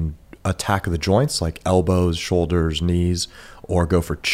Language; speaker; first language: English; early bilingual, other home language; Persian